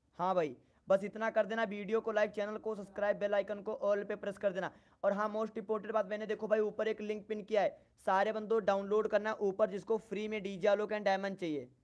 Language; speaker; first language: Hindi; native; Hindi